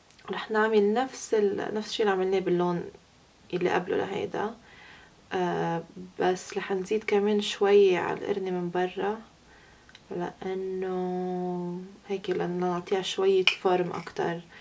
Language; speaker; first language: Arabic; early bilingual, heritage; Arabic